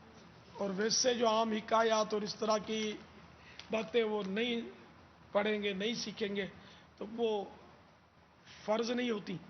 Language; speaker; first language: Urdu; native; Urdu